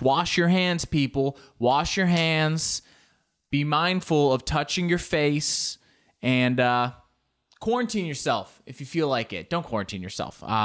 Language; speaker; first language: English; early bilingual, other home language; Spanish